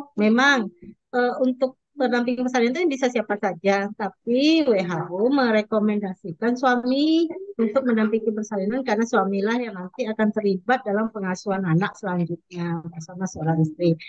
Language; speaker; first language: Indonesian; native; Indonesian